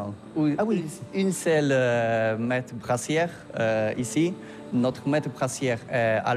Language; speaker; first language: French; non-native, learner; Polish